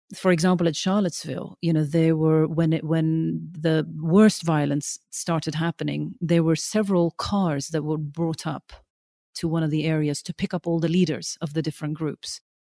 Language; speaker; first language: English; early bilingual, other home language; Norwegian